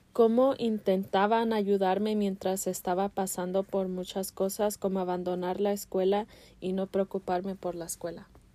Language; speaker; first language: Spanish; early bilingual, heritage; Spanish